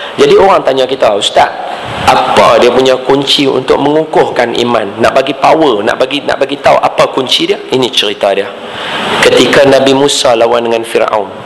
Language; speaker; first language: Malay; native; Malay